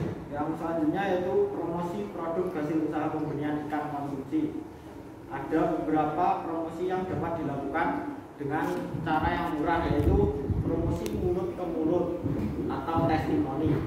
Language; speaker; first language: Indonesian; native; Indonesian